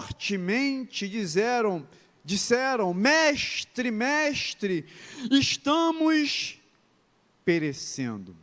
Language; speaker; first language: Portuguese; native; Portuguese